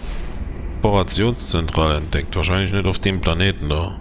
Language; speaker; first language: German; native; German